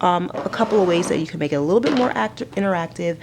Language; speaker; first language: English; native; English